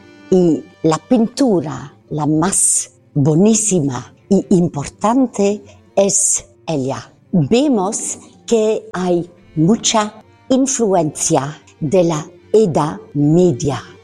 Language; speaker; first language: Spanish; non-native, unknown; Dutch